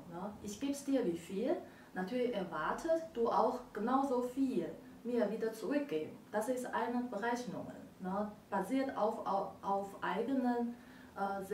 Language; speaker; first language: German; non-native, learner; Chinese